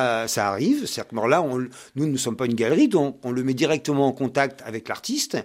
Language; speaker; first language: French; native; French